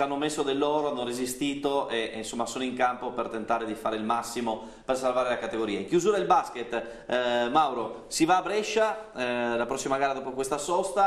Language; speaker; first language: Italian; native; Italian